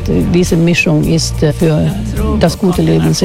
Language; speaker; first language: German; non-native, fluent; Swedish